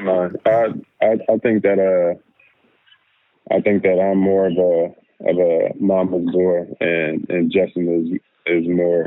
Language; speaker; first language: English; native; English